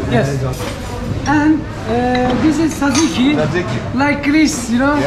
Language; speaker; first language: English; non-native, fluent; Turkish